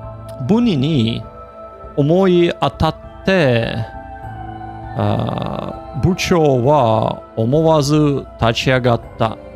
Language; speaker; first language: Japanese; non-native, learner; English